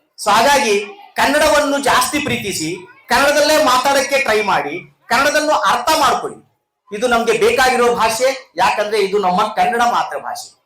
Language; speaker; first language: Kannada; non-native, local second language; Urdu